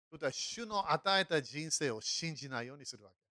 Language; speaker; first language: Japanese; non-native, fluent; English